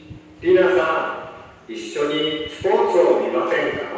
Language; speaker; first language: Japanese; non-native, learner; Indonesian